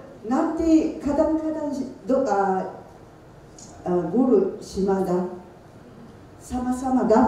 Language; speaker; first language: Indonesian; non-native, learner; Japanese